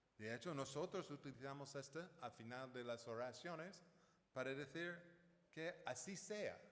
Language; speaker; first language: Spanish; non-native, fluent; English